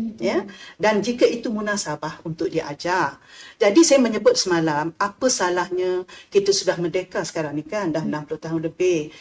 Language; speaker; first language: Malay; native; Malay